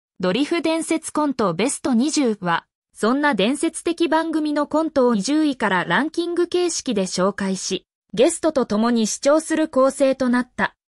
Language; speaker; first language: Japanese; native; Japanese